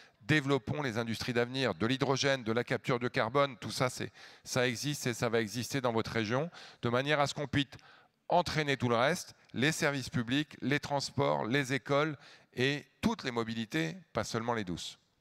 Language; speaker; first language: French; native; French